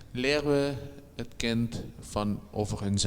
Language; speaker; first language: Dutch; native; Dutch